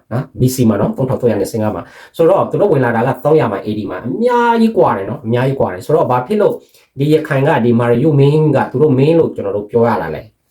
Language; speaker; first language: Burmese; non-native, local second language; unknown